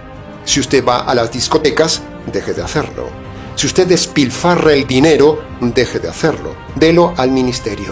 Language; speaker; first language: Spanish; native; Spanish